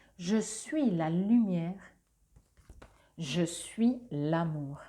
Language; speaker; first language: French; native; French